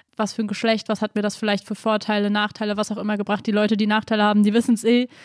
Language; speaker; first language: German; native; German